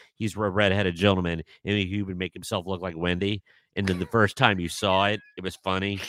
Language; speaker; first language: English; native; English